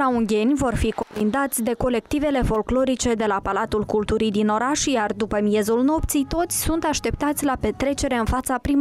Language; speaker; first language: Romanian; native; Romanian